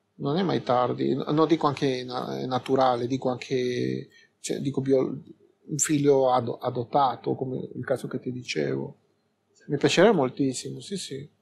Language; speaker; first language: Italian; non-native, fluent; Spanish